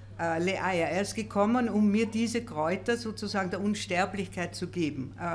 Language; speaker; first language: German; native; German